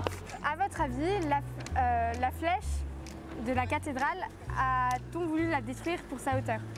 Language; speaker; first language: French; native; French